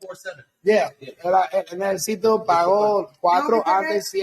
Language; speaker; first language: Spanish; non-native, learner; English